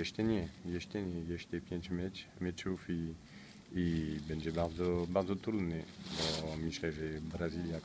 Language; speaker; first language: Polish; non-native, learner; French